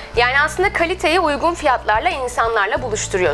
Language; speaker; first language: Turkish; native; Turkish